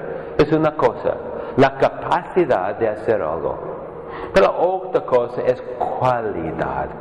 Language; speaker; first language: Spanish; non-native, fluent; English